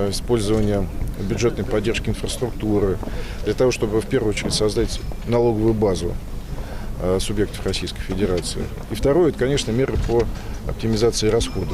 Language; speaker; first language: Russian; native; Russian